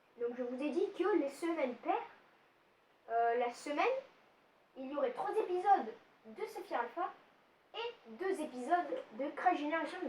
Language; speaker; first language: French; native; French